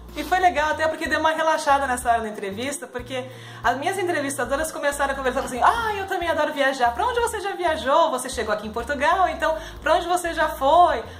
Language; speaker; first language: Portuguese; native; Portuguese